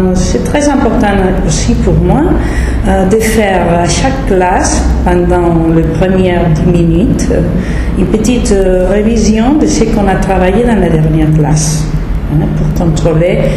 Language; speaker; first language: French; non-native, fluent; Spanish